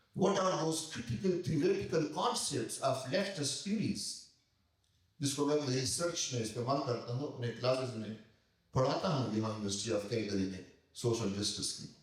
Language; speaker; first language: Urdu; native; Urdu